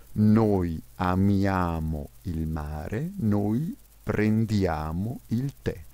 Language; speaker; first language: Italian; non-native, fluent; French